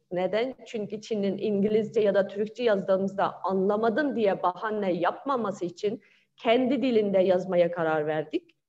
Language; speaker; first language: Turkish; non-native, fluent; Chinese